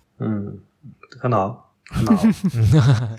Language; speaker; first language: Chinese; non-native, fluent; French